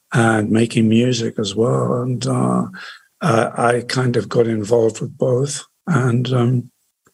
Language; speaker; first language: English; native; English